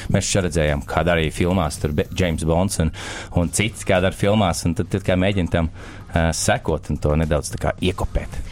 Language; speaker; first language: Latvian; native; Latvian